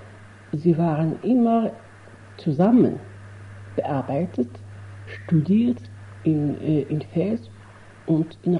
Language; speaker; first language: German; non-native, fluent; Arabic